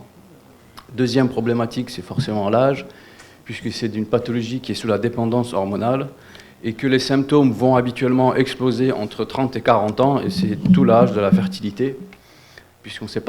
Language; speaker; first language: French; non-native, local second language; Wolof